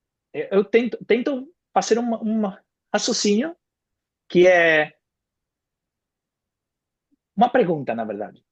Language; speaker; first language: Portuguese; non-native, fluent; Spanish